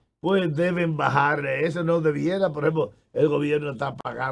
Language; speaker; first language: Spanish; native; Spanish